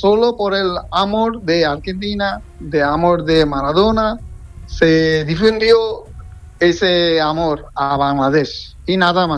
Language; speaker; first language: Spanish; non-native, fluent; Bangla